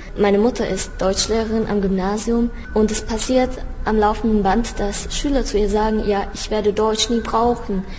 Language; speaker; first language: German; early bilingual, heritage; Czech